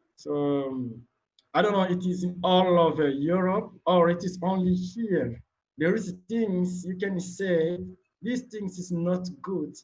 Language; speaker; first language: English; non-native, learner; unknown